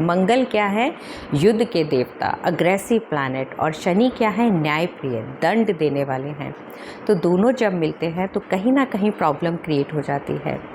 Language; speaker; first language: Hindi; native; Hindi